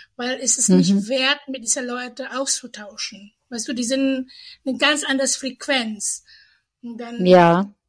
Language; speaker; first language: German; non-native, fluent; Indonesian